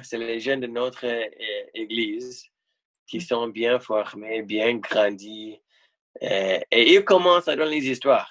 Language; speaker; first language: French; non-native, fluent; English